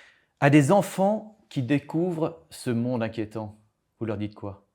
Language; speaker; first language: French; native; French